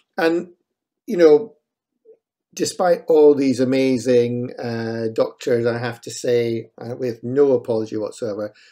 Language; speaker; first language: English; native; English